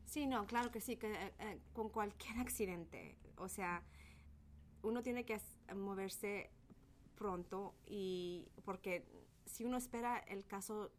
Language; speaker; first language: Spanish; early bilingual, heritage; Spanish